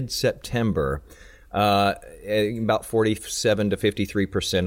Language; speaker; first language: English; native; English